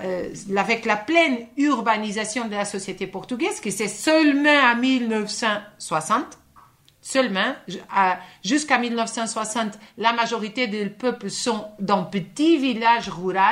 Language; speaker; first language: French; non-native, fluent; Portuguese